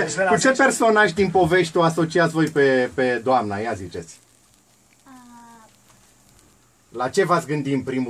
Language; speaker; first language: Romanian; native; Romanian